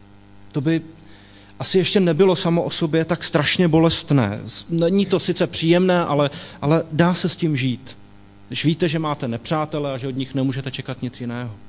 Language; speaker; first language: Czech; native; Czech